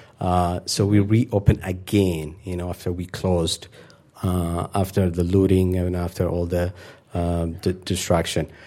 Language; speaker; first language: English; non-native, fluent; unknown